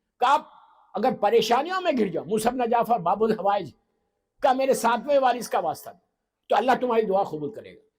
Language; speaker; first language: Urdu; native; Urdu